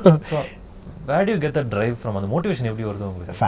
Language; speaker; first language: Tamil; native; Tamil